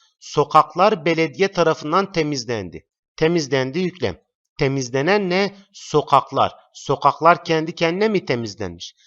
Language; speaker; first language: Turkish; native; Turkish